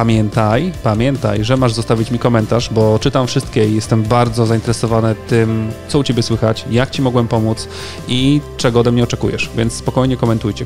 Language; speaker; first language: Polish; native; Polish